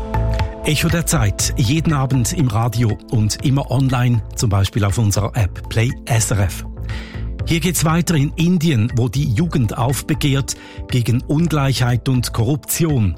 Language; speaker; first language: German; native; German